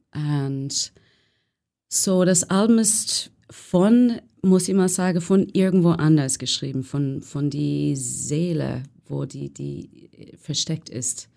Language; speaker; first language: German; non-native, learner; English